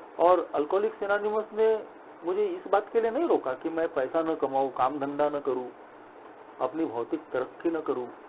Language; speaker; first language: Hindi; non-native, local second language; Marathi